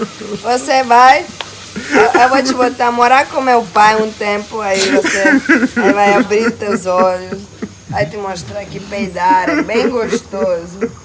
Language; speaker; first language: Portuguese; non-native, fluent; Slovenian